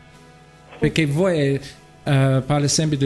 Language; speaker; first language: Italian; non-native, learner; English